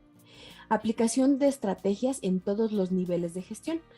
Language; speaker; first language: Spanish; native; Spanish